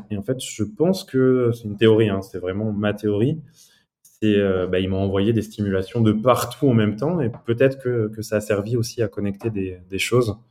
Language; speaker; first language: French; early bilingual, other home language; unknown